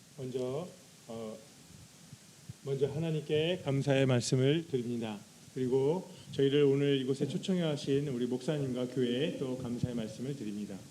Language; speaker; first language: Korean; native; Korean